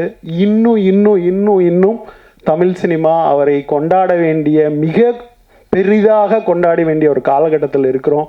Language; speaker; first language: Tamil; native; Tamil